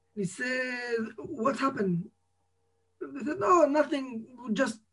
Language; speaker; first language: English; non-native, fluent; Hebrew